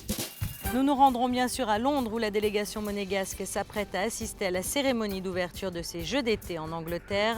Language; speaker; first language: French; native; French